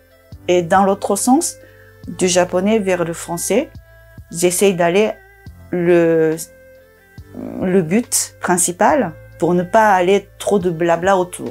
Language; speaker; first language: French; non-native, fluent; Japanese